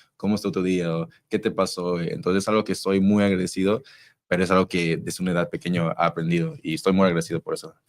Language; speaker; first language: Spanish; early bilingual, heritage; Spanish